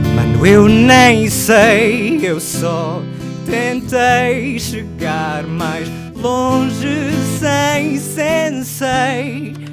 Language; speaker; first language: Portuguese; native; Portuguese